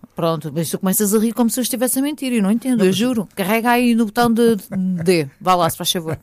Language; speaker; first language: Portuguese; native; Portuguese